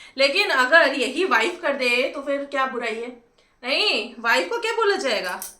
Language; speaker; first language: Hindi; non-native, local second language; Bangla